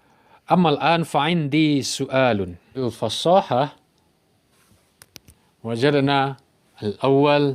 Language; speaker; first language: Arabic; non-native, fluent; Indonesian